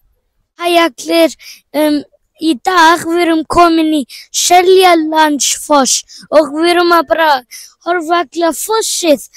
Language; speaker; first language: Icelandic; non-native, learner; Persian